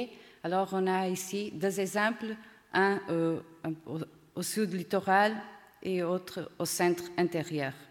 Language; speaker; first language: French; non-native, fluent; Portuguese